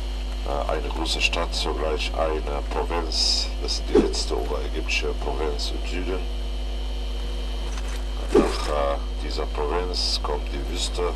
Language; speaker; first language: German; non-native, fluent; Arabic